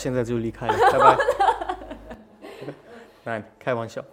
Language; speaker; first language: German; early bilingual, other home language; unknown